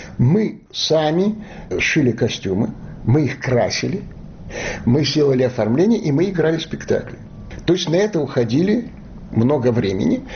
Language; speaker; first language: Russian; native; Russian